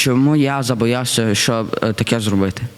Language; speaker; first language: Ukrainian; early bilingual, heritage; Ukrainian